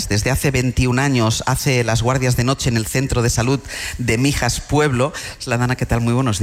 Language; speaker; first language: Spanish; native; Spanish